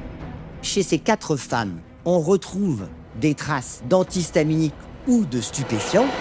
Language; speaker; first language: French; native; French